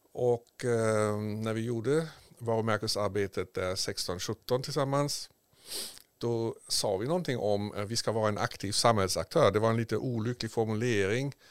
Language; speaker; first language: Swedish; native; Swedish